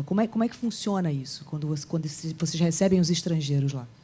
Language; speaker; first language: Portuguese; native; Portuguese